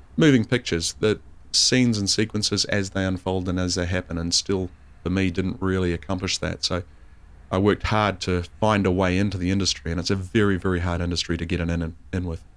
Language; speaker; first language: English; native; English